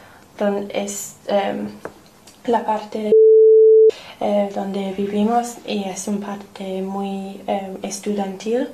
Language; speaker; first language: Spanish; non-native, learner; English